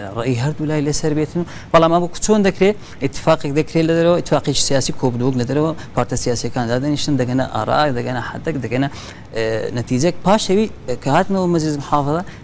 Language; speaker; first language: Central Kurdish; non-native, local second language; Azerbaijani